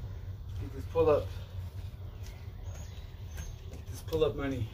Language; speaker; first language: English; native; English